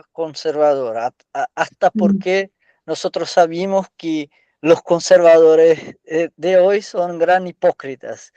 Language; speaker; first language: Spanish; non-native, learner; Portuguese